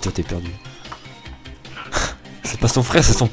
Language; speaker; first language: French; native; French